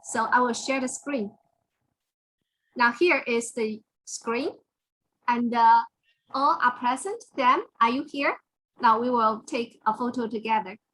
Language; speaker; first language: English; non-native, fluent; Chinese